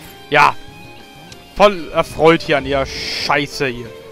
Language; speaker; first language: German; native; German